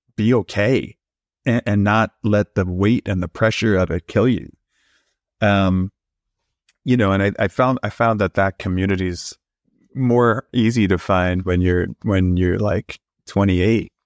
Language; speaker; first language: English; native; English